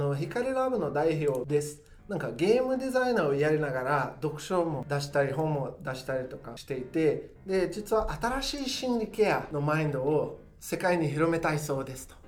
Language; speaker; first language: Japanese; non-native, fluent; Portuguese